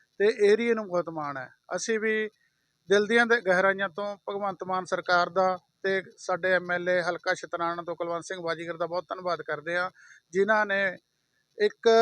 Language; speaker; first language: Punjabi; native; Punjabi